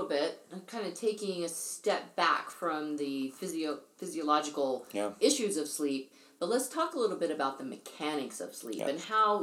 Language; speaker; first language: English; native; English